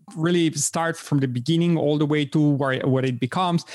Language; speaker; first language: English; non-native, fluent; Spanish